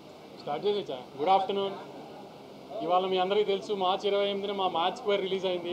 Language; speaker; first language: Telugu; native; Telugu